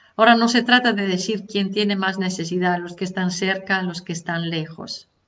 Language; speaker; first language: Spanish; non-native, fluent; Italian